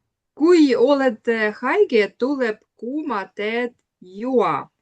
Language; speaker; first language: Estonian; non-native, learner; Russian